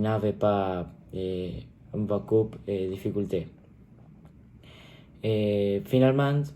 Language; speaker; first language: French; non-native, learner; Spanish